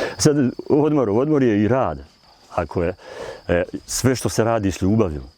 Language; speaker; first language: Bosnian; native; Bosnian